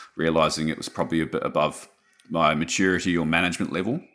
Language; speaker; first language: English; native; English